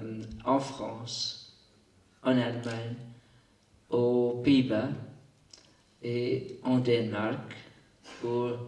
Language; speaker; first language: French; non-native, local second language; German